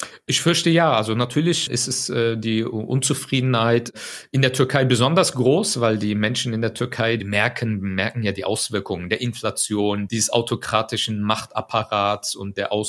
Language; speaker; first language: German; early bilingual, other home language; Turkish